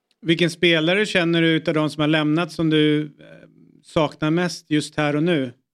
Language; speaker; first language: Swedish; native; Swedish